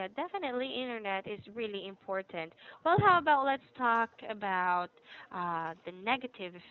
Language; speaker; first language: English; non-native, fluent; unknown